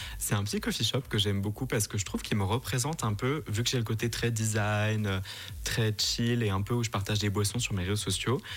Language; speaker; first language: French; early bilingual, other home language; Persian